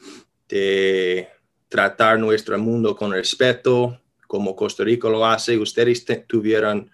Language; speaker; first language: Spanish; non-native, fluent; English